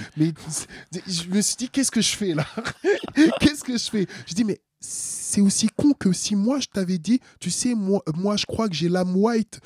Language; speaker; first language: French; early bilingual, other home language; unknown